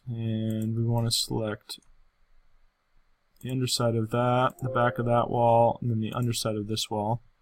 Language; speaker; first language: English; native; English